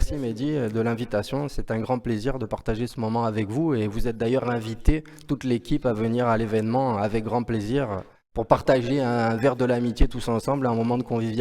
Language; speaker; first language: French; native; French